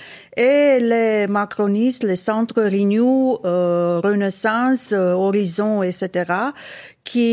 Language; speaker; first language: French; non-native, fluent; Romanian